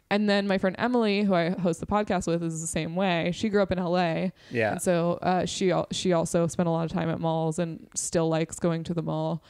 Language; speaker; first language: English; native; English